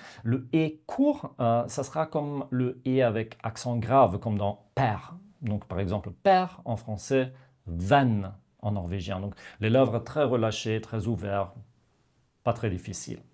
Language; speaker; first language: French; non-native, fluent; Norwegian